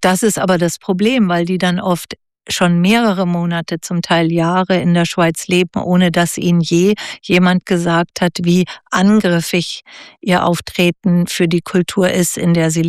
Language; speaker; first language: German; native; German